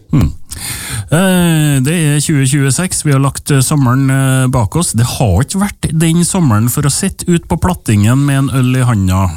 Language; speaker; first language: Norwegian; native; Norwegian